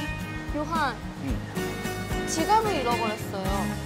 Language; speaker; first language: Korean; non-native, learner; Chinese